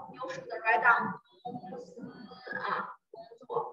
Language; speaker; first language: English; non-native, learner; Chinese